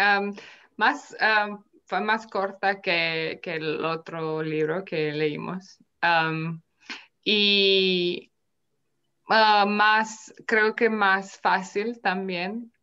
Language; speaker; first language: Spanish; non-native, fluent; Romanian